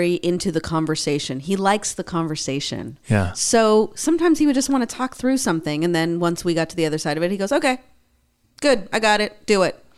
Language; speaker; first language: English; early bilingual, other home language; Spanish